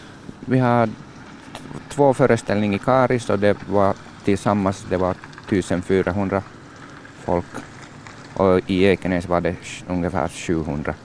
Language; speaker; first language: Swedish; non-native, learner; Finnish